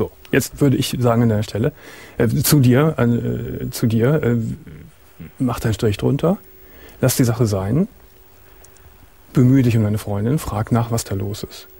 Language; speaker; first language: German; native; German